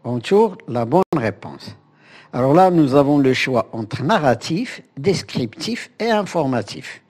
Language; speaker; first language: French; non-native, local second language; Arabic